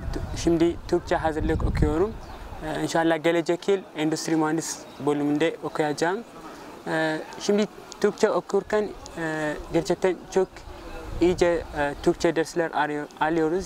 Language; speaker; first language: Turkish; non-native, learner; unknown